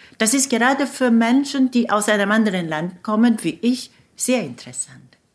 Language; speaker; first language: German; non-native, fluent; Korean